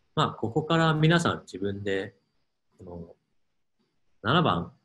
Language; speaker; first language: Japanese; non-native, fluent; English